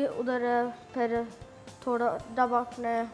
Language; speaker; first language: Hindi; early bilingual, heritage; Hindi